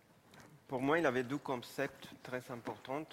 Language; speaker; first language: French; non-native, fluent; Spanish